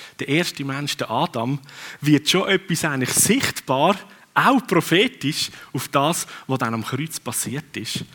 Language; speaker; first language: German; non-native, fluent; Swiss German